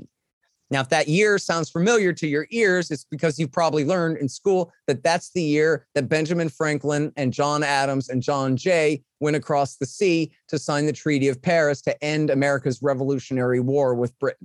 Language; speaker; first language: English; native; English